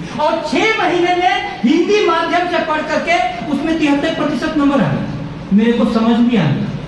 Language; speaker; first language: Hindi; non-native, local second language; Bhojpuri